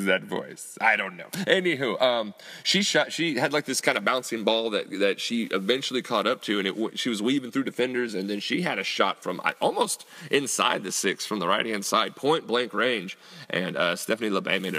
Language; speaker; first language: English; native; English